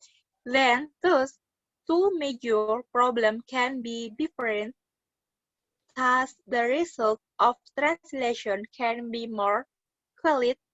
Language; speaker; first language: English; non-native, learner; Indonesian